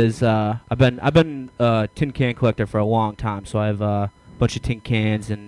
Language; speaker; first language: English; native; English